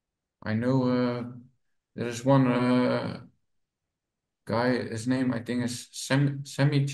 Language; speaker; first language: English; non-native, fluent; Dutch